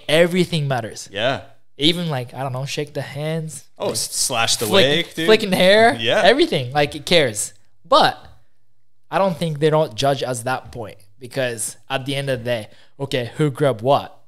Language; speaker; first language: English; non-native, fluent; Japanese